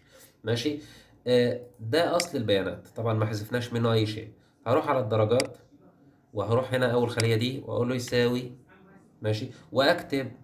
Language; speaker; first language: Arabic; native; Arabic